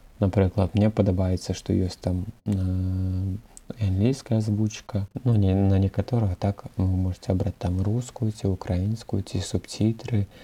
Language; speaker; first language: Belarusian; non-native, local second language; Russian